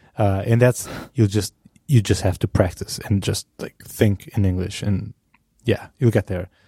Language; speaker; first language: English; non-native, fluent; Portuguese